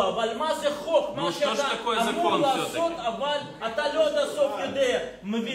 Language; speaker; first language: Hebrew; non-native, fluent; Russian